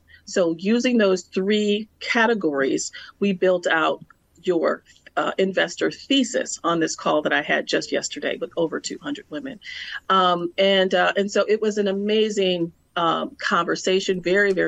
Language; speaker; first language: English; native; English